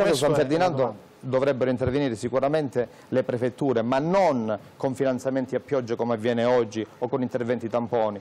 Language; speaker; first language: Italian; native; Italian